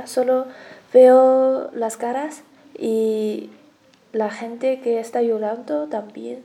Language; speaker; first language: Spanish; non-native, learner; Chinese